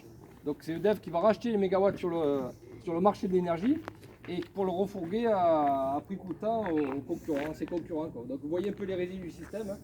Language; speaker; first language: French; native; French